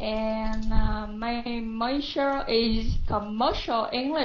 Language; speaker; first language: English; non-native, learner; Vietnamese